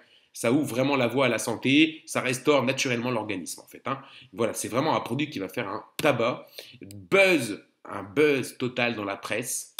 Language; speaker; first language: French; native; French